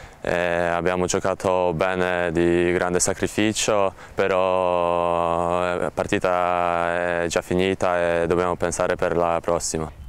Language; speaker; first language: Italian; non-native, learner; Polish